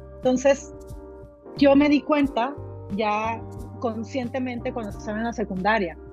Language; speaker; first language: Spanish; native; Spanish